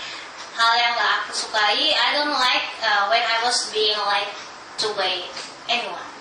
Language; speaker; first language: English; non-native, learner; Indonesian